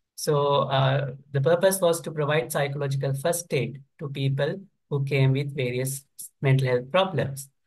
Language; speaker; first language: English; non-native, local second language; Sinhala